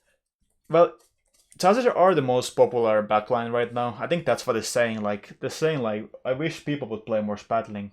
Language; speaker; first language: English; non-native, fluent; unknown